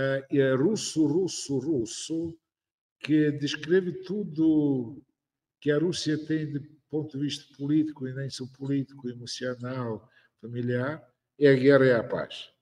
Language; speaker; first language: Portuguese; non-native, fluent; Russian